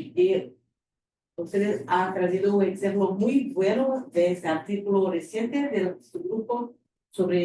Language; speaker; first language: Spanish; non-native, fluent; Portuguese